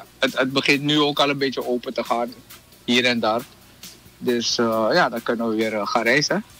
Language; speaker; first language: Dutch; native; Dutch